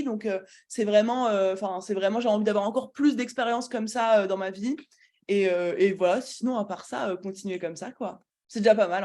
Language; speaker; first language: French; native; French